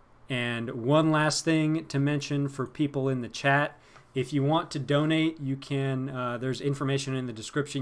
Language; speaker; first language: English; native; English